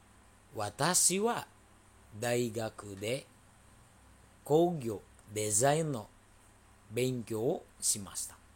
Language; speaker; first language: Japanese; non-native, fluent; Indonesian